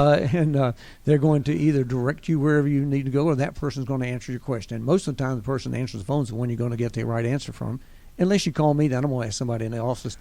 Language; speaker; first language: English; native; English